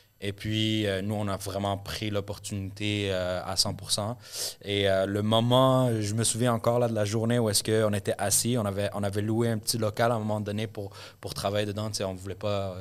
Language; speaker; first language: French; early bilingual, other home language; Arabic